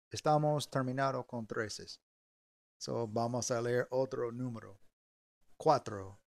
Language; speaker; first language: Spanish; non-native, learner; English